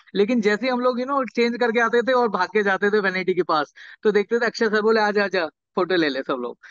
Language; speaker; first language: Hindi; native; Hindi